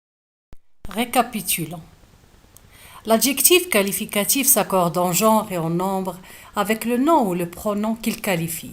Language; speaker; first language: French; non-native, local second language; Arabic